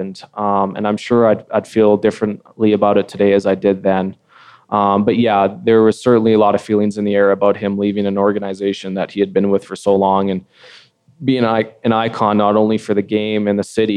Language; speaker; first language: English; native; English